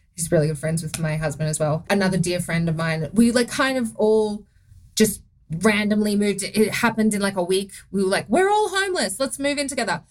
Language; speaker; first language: English; native; English